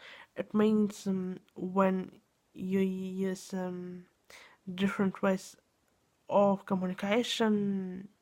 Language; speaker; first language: English; non-native, learner; Russian